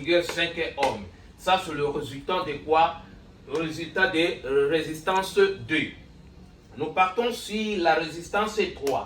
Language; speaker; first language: French; non-native, learner; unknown